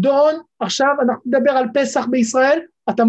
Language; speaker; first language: Hebrew; non-native, fluent; French